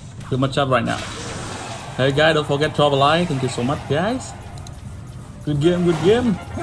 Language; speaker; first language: English; non-native, learner; Vietnamese